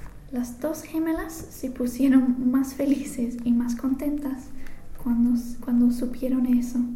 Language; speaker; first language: Spanish; non-native, fluent; English